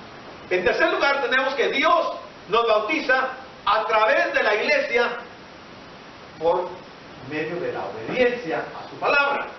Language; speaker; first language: Spanish; native; Spanish